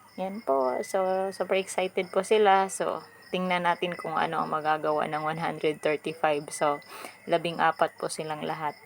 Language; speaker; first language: Filipino; non-native, local second language; Cebuano